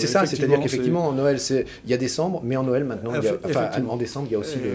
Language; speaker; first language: French; native; French